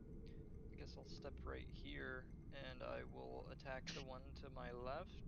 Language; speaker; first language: English; native; English